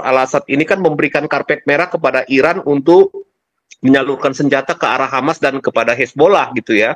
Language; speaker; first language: Indonesian; native; Indonesian